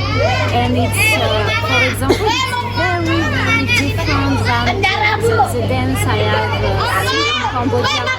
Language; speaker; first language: English; non-native, learner; French